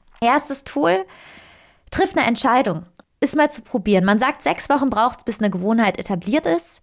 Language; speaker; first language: German; non-native, fluent; Italian